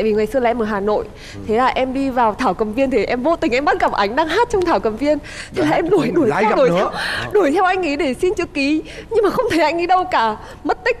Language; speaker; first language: Vietnamese; native; Vietnamese